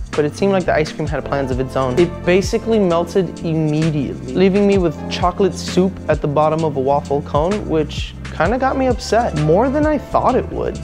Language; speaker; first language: English; native; English